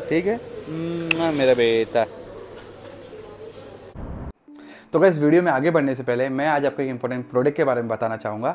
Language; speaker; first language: Hindi; native; Hindi